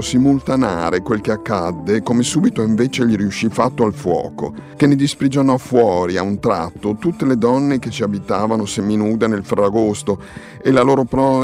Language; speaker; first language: Italian; native; Italian